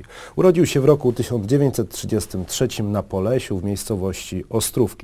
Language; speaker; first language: Polish; native; Polish